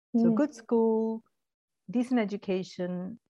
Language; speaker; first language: English; non-native, local second language; Malayalam